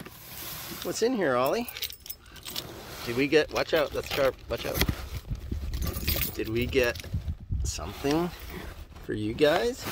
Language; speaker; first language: English; native; English